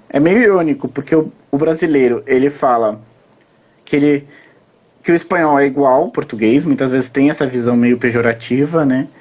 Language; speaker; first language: Portuguese; native; Portuguese